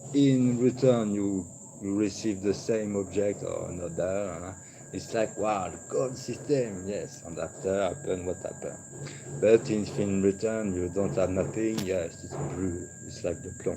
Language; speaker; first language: English; non-native, learner; French